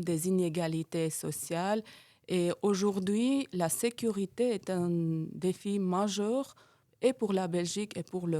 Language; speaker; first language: French; non-native, fluent; Armenian